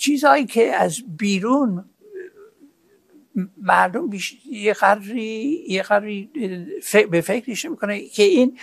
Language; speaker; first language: Persian; non-native, fluent; English